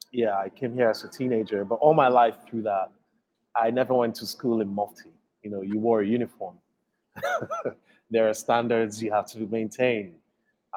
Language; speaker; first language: English; non-native, local second language; Igbo